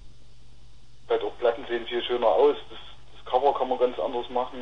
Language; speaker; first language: German; native; German